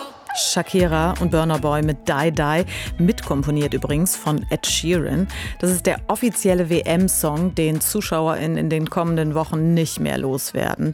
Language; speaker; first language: German; native; German